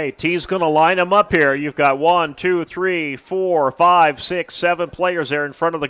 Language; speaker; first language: English; native; English